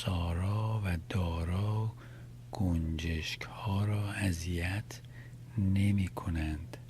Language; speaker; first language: Persian; early bilingual, heritage; Persian